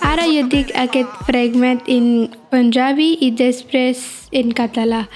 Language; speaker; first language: Catalan; non-native, learner; Punjabi